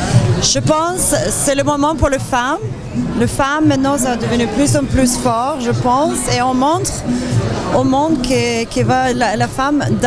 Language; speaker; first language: French; non-native, fluent; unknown